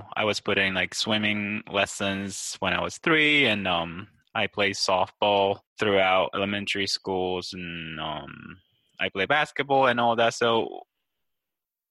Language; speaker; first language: English; non-native, fluent; Japanese